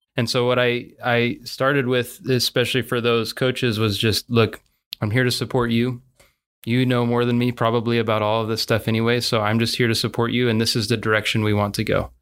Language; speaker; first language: English; native; English